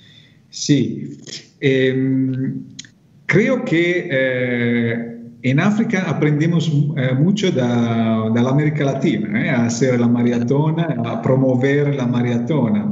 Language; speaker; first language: Spanish; non-native, fluent; Italian